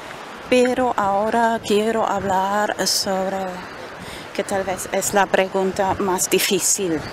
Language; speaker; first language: Spanish; non-native, fluent; German